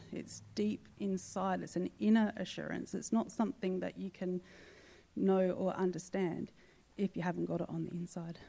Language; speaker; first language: English; native; English